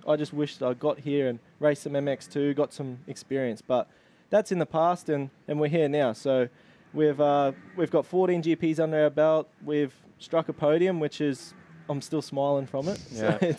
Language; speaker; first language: English; native; English